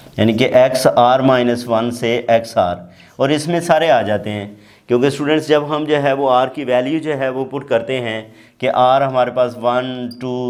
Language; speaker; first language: Urdu; non-native, local second language; Punjabi